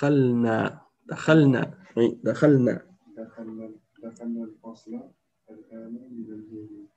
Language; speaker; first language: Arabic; non-native, fluent; French